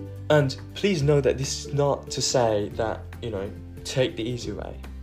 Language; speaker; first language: English; non-native, fluent; Japanese